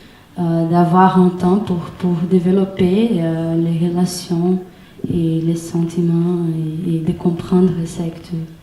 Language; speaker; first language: French; non-native, fluent; Portuguese